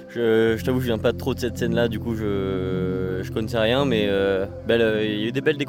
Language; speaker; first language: French; native; French